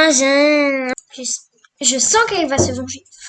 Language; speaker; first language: French; native; French